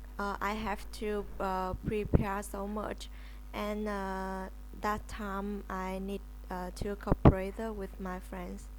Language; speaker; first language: English; non-native, learner; Vietnamese